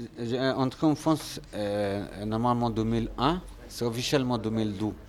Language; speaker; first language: French; non-native, learner; Bangla